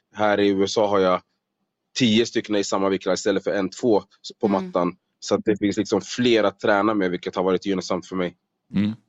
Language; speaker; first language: Swedish; native; Swedish